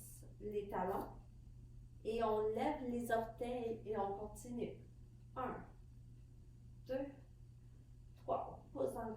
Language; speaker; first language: French; native; French